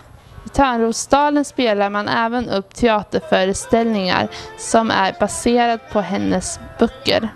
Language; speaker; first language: Swedish; native; Swedish